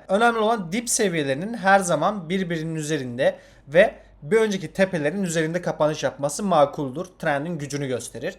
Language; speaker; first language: Turkish; non-native, fluent; Azerbaijani